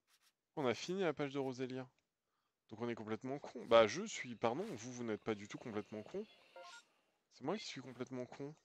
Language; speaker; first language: French; native; French